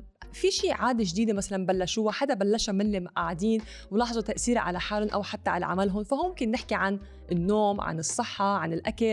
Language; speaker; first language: Arabic; native; Arabic